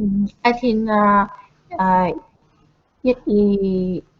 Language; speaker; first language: English; non-native, learner; Vietnamese